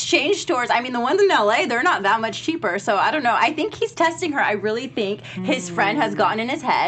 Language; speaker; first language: English; native; English